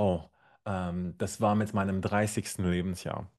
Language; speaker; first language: German; non-native, fluent; Arabic